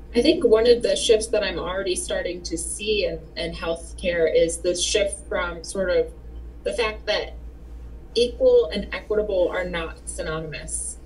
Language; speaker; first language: English; native; English